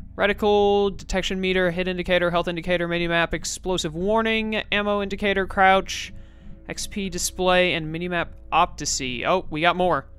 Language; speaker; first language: English; native; English